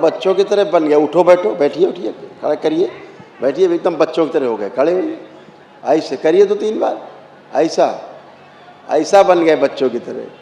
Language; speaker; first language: Hindi; native; Hindi